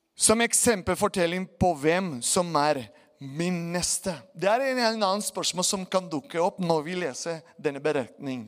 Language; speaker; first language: Norwegian; non-native, fluent; Spanish